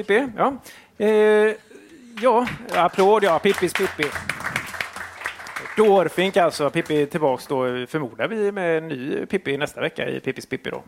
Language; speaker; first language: Swedish; native; Swedish